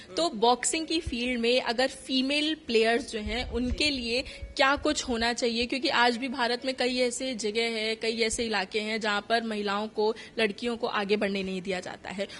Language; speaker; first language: Hindi; native; Hindi